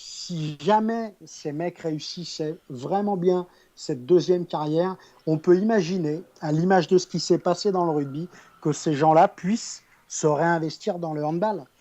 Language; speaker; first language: French; native; French